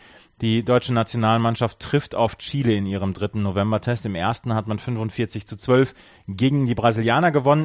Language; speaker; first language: German; native; German